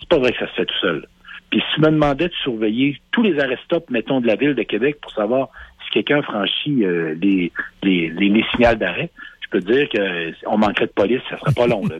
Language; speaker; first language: French; native; French